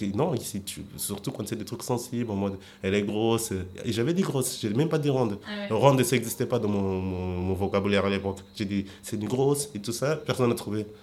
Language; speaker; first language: French; non-native, fluent; Portuguese